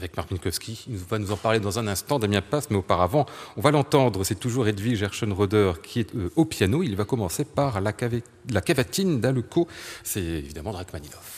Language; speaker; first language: French; native; French